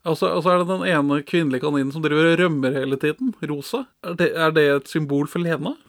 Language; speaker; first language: Norwegian; native; Norwegian